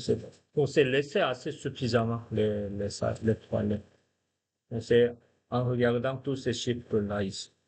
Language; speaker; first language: French; non-native, fluent; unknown